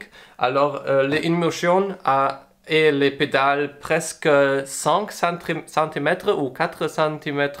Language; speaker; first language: French; non-native, learner; English